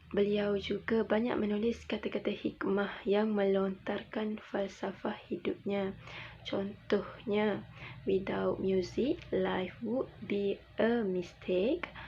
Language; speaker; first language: Malay; native; Malay